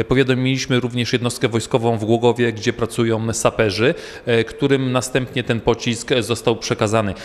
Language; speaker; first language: Polish; native; Polish